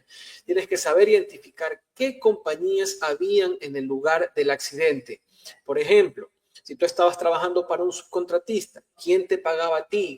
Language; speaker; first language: Spanish; native; Spanish